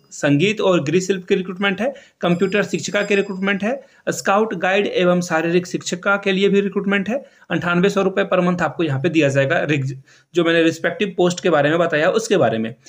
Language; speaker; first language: Hindi; native; Hindi